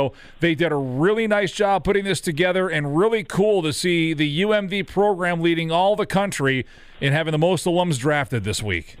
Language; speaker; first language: English; native; English